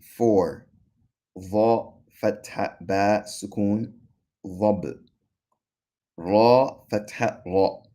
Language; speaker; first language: Arabic; non-native, fluent; English